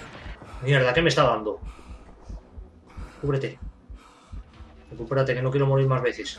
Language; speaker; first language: Spanish; native; Spanish